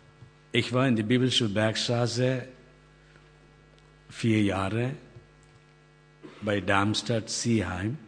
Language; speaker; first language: German; non-native, learner; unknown